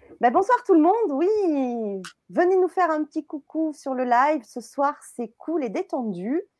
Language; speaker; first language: French; native; French